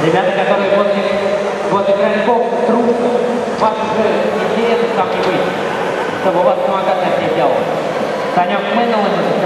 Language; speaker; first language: Russian; native; Russian